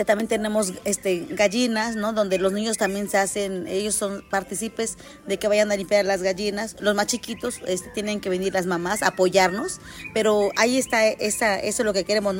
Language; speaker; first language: Spanish; native; Spanish